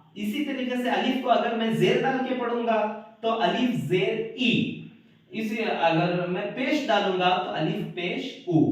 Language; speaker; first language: Urdu; native; Urdu